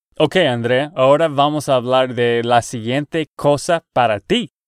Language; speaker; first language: Spanish; non-native, fluent; English